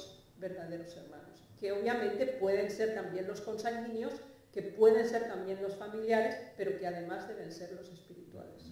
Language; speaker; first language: Spanish; native; Spanish